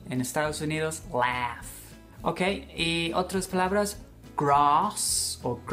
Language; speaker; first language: Spanish; non-native, fluent; English